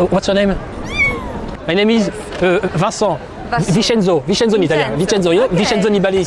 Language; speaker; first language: English; non-native, learner; French